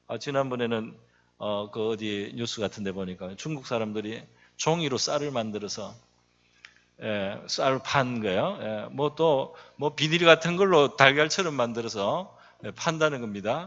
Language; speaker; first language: Korean; native; Korean